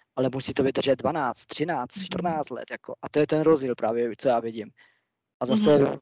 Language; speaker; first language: Czech; early bilingual, other home language; German